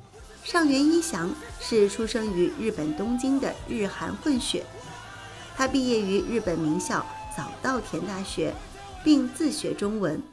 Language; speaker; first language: Chinese; native; Chinese